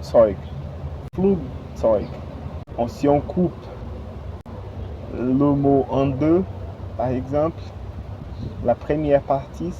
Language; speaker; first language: French; non-native, fluent; Portuguese